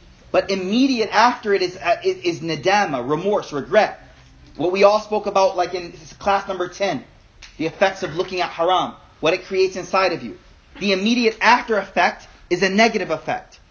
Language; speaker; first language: English; native; English